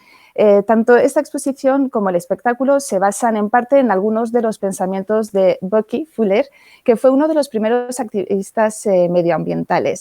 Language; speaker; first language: Spanish; native; Spanish